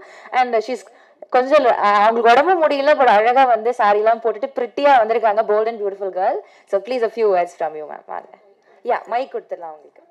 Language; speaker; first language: Tamil; native; Tamil